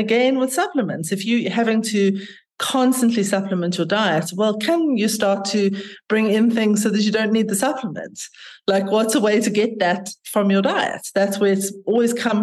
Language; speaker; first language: English; native; English